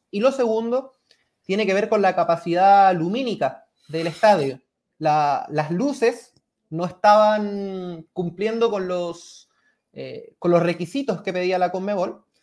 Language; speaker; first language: Spanish; native; Spanish